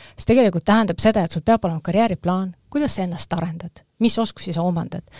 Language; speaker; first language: Estonian; non-native, local second language; Russian